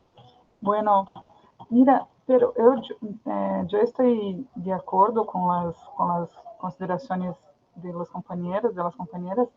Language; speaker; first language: Spanish; non-native, fluent; Portuguese